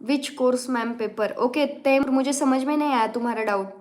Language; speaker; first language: Hindi; non-native, local second language; Marathi